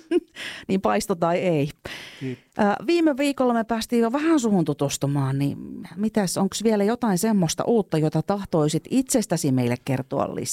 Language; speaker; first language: Finnish; native; Finnish